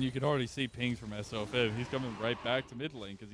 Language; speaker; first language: English; native; English